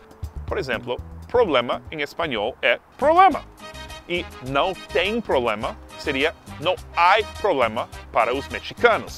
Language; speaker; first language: Portuguese; non-native, fluent; English